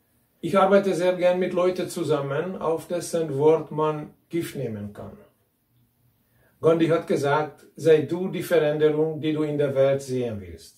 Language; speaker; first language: German; non-native, fluent; Hungarian